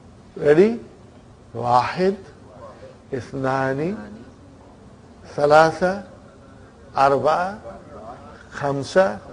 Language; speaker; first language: Arabic; non-native, fluent; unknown